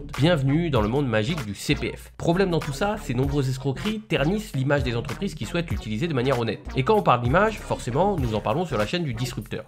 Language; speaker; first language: French; native; French